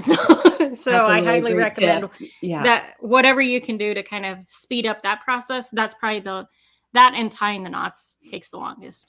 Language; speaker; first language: English; native; English